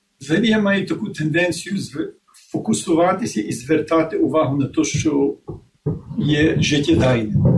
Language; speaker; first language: Ukrainian; early bilingual, heritage; Ukrainian